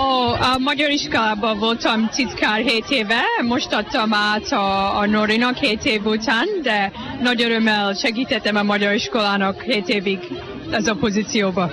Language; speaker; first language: Hungarian; early bilingual, heritage; Hungarian